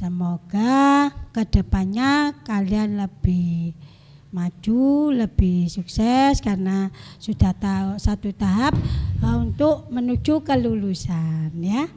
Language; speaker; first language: Indonesian; native; Indonesian